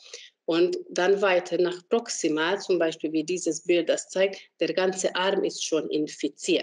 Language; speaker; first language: German; non-native, fluent; Hungarian